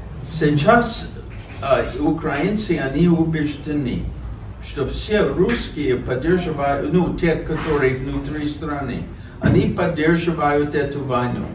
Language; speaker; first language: Russian; non-native, fluent; English